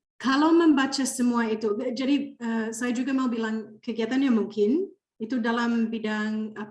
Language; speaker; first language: Indonesian; non-native, fluent; English